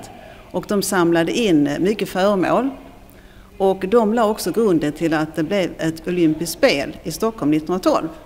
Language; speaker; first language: Swedish; native; Swedish